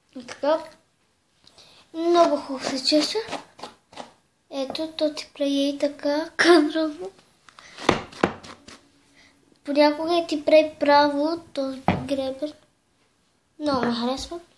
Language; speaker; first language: Bulgarian; early bilingual, heritage; Bulgarian